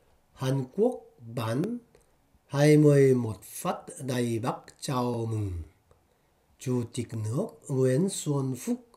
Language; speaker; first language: Vietnamese; non-native, fluent; Korean